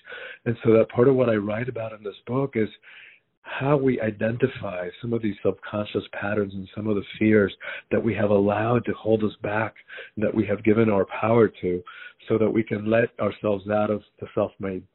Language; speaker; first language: English; early bilingual, other home language; Spanish